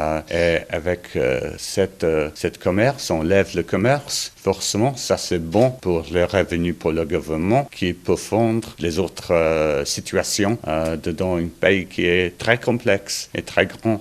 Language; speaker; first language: French; non-native, learner; English